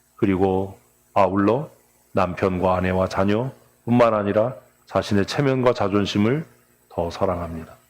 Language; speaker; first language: Korean; native; Korean